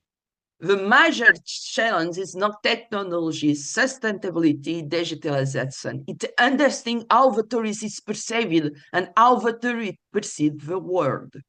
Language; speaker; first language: English; non-native, fluent; Portuguese